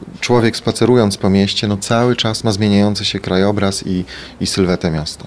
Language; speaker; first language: Polish; native; Polish